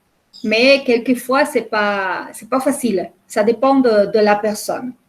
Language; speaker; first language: French; non-native, fluent; Spanish